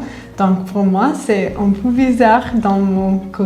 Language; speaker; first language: French; non-native, fluent; English